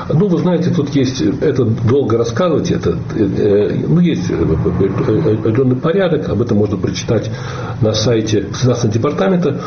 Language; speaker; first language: Russian; native; Russian